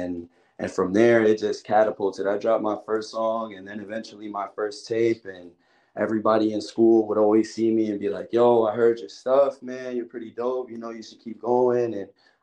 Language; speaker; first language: English; native; English